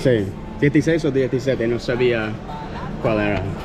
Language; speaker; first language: Spanish; non-native, learner; English